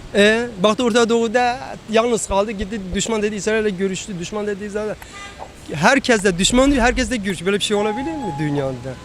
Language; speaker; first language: Turkish; non-native, local second language; Kurdish